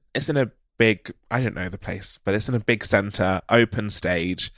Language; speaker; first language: English; native; English